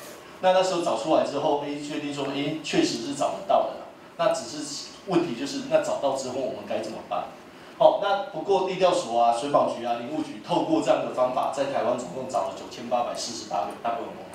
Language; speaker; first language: Chinese; native; Chinese